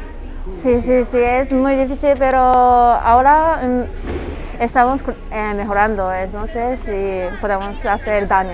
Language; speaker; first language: Spanish; non-native, learner; Japanese